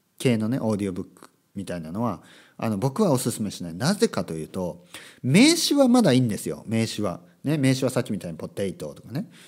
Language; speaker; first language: Japanese; native; Japanese